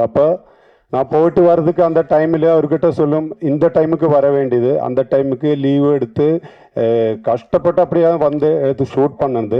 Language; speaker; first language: Tamil; non-native, learner; Malayalam